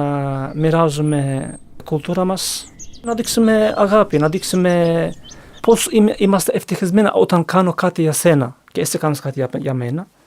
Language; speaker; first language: Greek; non-native, learner; Turkish